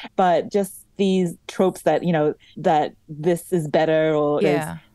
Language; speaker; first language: English; native; English